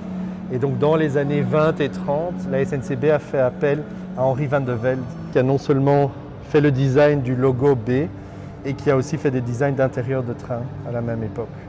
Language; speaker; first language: French; native; French